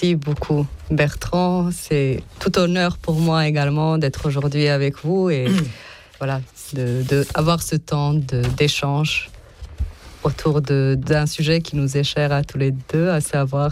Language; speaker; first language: French; non-native, fluent; Bosnian